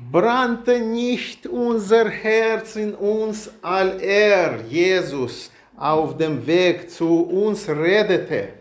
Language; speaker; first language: German; non-native, learner; Russian